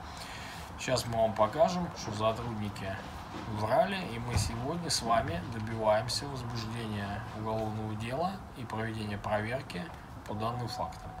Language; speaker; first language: Russian; native; Russian